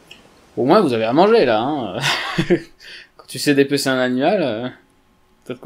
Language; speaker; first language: French; native; French